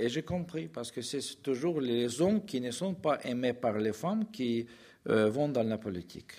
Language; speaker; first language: French; non-native, fluent; Russian